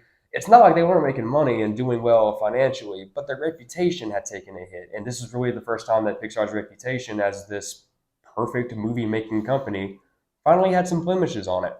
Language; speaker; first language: English; native; English